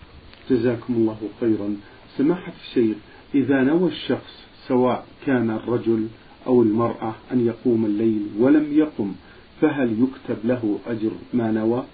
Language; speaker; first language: Arabic; native; Arabic